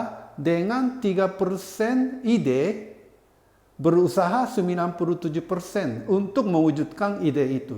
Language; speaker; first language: Indonesian; non-native, fluent; Japanese